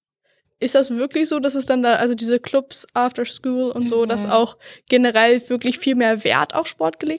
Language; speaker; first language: German; native; German